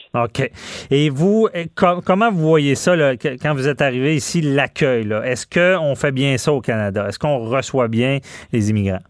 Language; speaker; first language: French; native; French